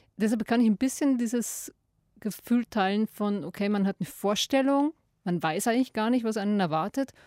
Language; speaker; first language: German; native; German